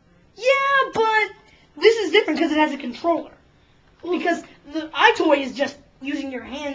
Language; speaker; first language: English; native; English